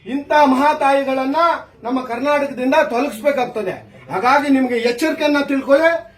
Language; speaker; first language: Kannada; native; Kannada